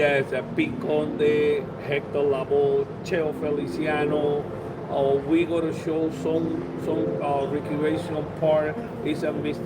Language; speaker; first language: English; non-native, learner; Spanish